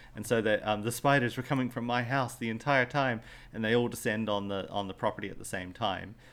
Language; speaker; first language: English; native; English